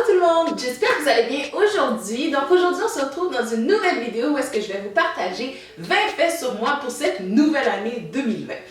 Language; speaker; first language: French; native; French